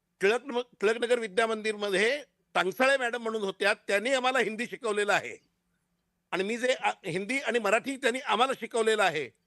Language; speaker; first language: Marathi; non-native, local second language; Hindi